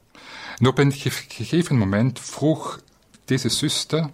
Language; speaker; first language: Dutch; non-native, fluent; German